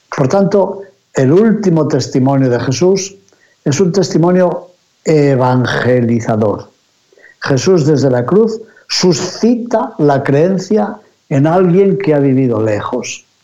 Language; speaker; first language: Spanish; native; Spanish